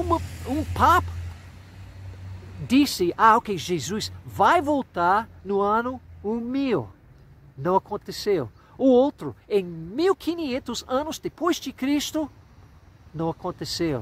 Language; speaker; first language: Portuguese; non-native, fluent; English